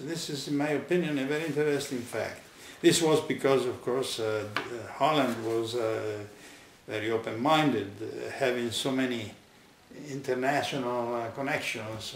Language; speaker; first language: English; non-native, fluent; Italian